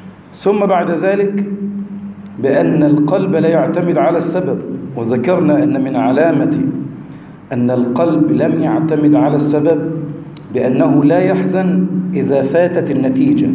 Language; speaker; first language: Arabic; native; Arabic